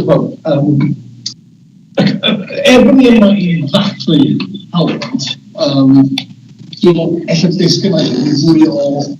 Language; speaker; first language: Welsh; native; Welsh